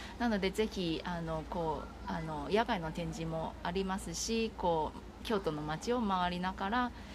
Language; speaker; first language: Japanese; non-native, fluent; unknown